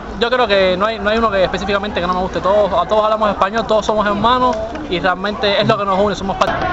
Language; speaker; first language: Spanish; native; Spanish